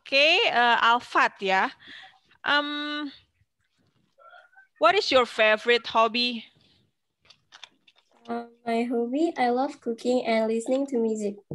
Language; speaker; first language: English; non-native, fluent; Indonesian